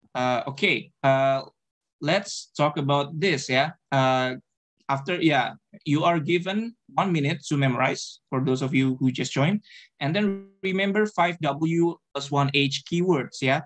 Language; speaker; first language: English; non-native, fluent; Indonesian